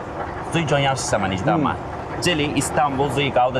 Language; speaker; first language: Chinese; non-native, fluent; Turkish